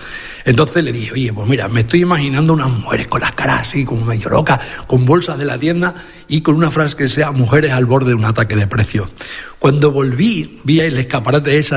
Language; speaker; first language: Spanish; native; Spanish